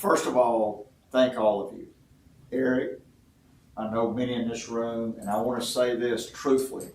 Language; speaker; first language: English; native; English